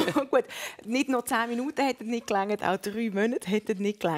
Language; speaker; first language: German; native; German